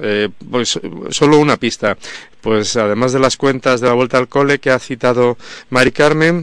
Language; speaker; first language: Spanish; native; Spanish